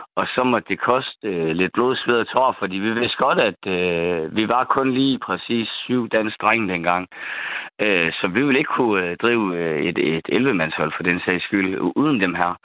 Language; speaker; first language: Danish; native; Danish